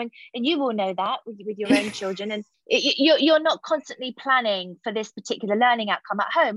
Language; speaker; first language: English; native; English